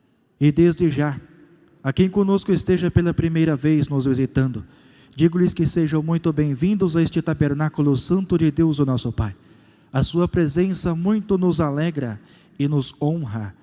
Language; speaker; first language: Portuguese; native; Portuguese